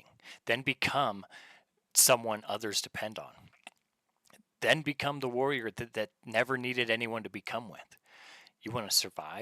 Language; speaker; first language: English; native; English